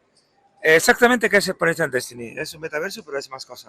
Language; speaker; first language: Spanish; native; Spanish